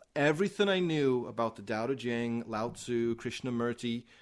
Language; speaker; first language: English; native; English